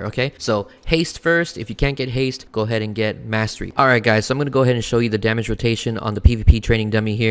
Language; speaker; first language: English; native; English